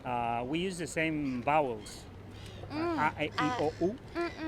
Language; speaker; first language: English; non-native, local second language; Spanish